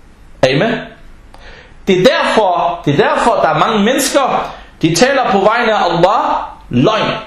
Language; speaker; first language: Danish; non-native, fluent; Arabic